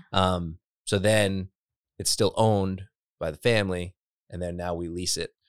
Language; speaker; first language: English; native; English